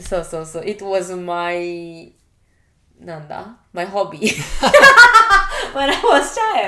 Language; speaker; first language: English; non-native, learner; Japanese